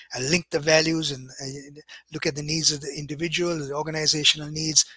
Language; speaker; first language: English; non-native, local second language; Sinhala